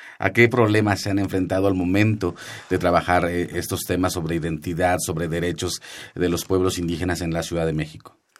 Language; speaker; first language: Spanish; non-native, local second language; Nahuatl languages